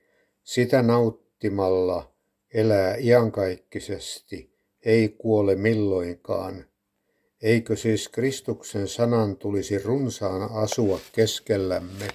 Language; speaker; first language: Finnish; native; Finnish